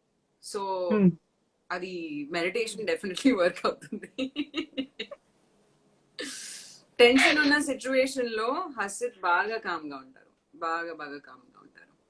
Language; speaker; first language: Telugu; non-native, fluent; Tamil